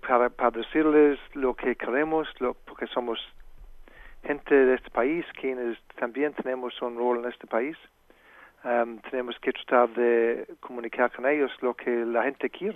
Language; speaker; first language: Spanish; non-native, fluent; English